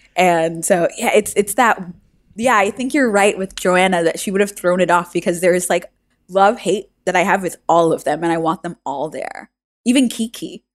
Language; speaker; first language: English; native; English